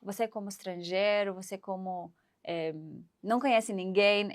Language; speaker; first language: Portuguese; non-native, fluent; Arabic